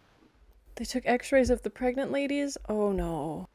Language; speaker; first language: English; native; English